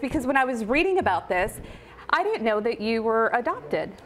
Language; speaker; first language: English; native; English